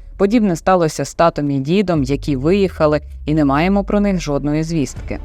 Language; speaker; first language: Ukrainian; native; Ukrainian